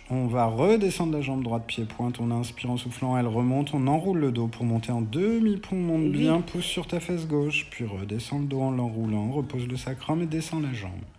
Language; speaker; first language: French; native; French